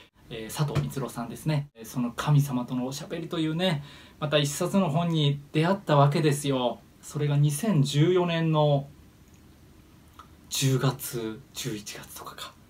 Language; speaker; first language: Japanese; native; Japanese